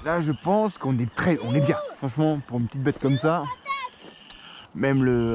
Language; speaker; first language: French; native; French